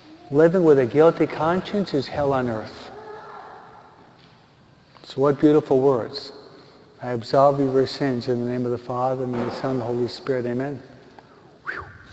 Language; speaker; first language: English; native; English